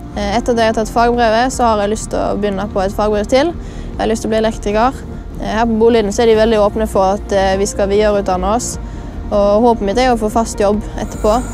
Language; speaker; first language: Norwegian; native; Norwegian